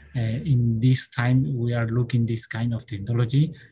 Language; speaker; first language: English; non-native, learner; Spanish